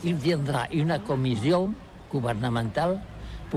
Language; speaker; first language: French; non-native, learner; Catalan